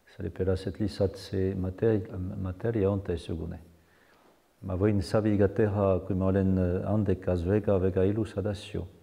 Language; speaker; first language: Estonian; non-native, fluent; French